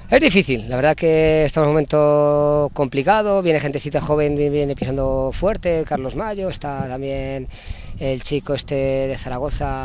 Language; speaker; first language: Spanish; native; Spanish